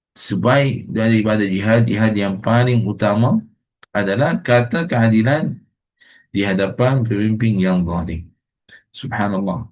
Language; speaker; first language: Malay; non-native, fluent; Arabic